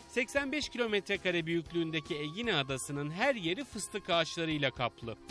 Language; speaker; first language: Turkish; native; Turkish